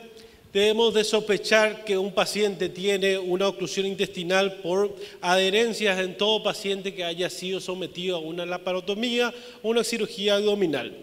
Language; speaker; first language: Spanish; native; Spanish